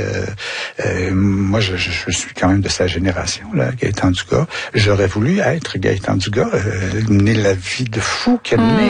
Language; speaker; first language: French; native; French